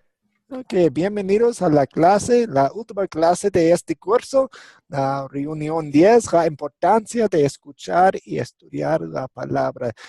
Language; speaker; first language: Spanish; non-native, fluent; English